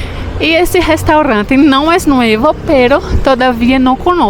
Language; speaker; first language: Spanish; non-native, fluent; Portuguese